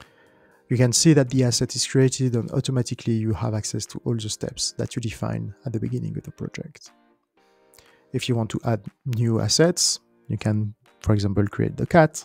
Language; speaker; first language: English; non-native, fluent; French